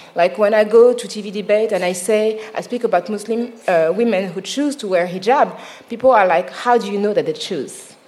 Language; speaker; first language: English; non-native, fluent; French